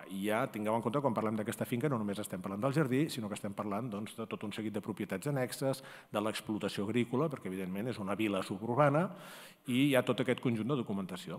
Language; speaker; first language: Catalan; native; Catalan